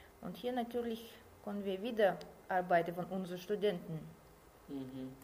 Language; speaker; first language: German; non-native, learner; Russian